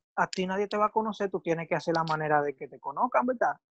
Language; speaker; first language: Spanish; native; Spanish